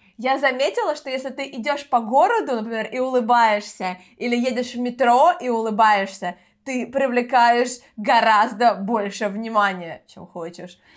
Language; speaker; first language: Russian; native; Russian